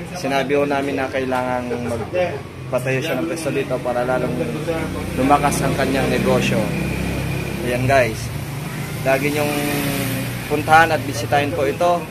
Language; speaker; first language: Filipino; native; Filipino